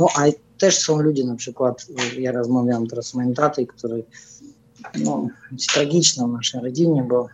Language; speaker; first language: Polish; non-native, fluent; Russian